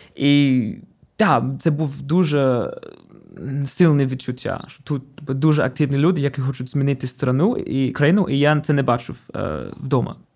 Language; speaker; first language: Ukrainian; non-native, fluent; English